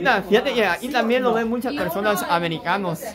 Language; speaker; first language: Spanish; native; Spanish